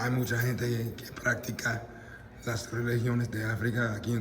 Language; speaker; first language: Spanish; non-native, learner; English